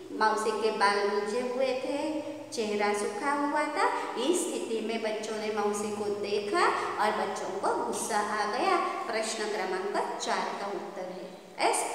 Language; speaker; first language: Hindi; non-native, local second language; Kannada